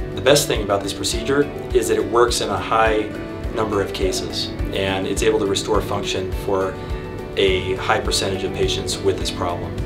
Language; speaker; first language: English; native; English